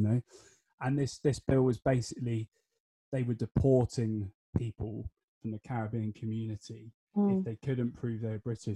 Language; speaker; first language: English; native; English